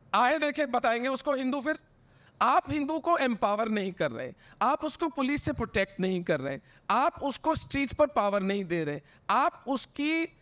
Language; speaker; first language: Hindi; native; Hindi